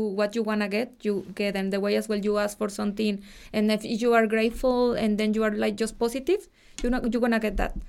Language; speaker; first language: English; non-native, fluent; Spanish